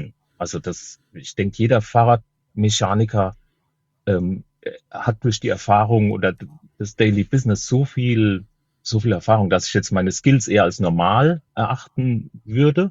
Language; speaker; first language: German; native; German